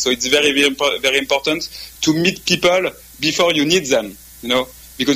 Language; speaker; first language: English; non-native, fluent; French